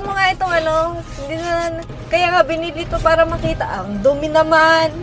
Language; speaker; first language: Filipino; native; Filipino